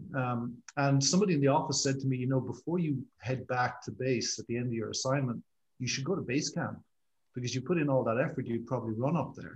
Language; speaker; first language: English; native; English